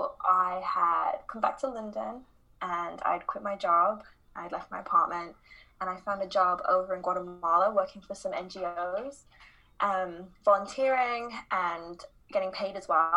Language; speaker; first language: English; native; English